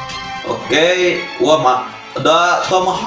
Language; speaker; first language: English; non-native, learner; Indonesian